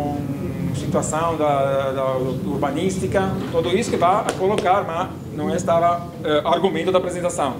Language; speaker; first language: Portuguese; non-native, fluent; Italian